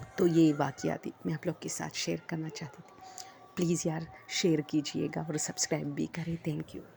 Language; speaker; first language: Urdu; non-native, local second language; Punjabi